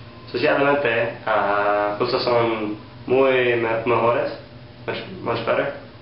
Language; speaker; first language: Spanish; non-native, learner; English